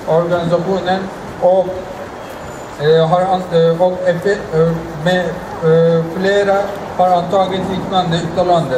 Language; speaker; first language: Swedish; non-native, fluent; Azerbaijani